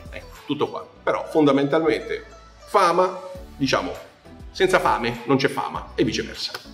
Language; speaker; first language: Italian; native; Italian